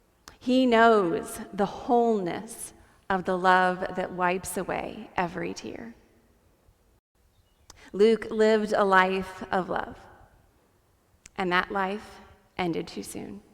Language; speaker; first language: English; native; English